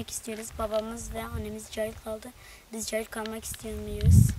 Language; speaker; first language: Turkish; non-native, local second language; Kurdish